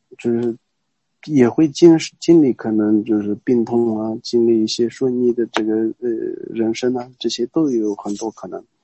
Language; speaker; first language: Chinese; non-native, local second language; Tibetan